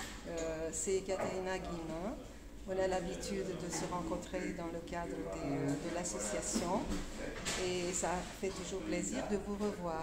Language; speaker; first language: French; non-native, fluent; Romanian